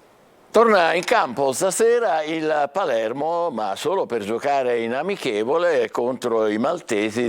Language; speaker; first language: Italian; native; Italian